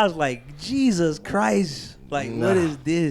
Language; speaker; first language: English; native; English